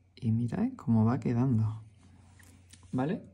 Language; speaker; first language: Spanish; native; Spanish